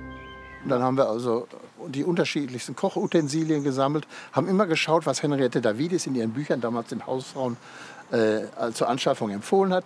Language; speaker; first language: German; native; German